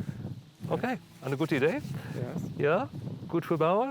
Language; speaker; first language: German; non-native, learner; English